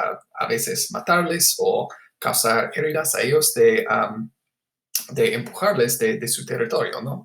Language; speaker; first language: Spanish; non-native, fluent; English